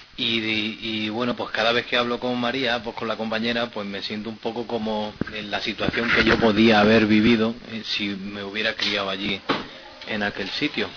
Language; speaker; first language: Spanish; native; Spanish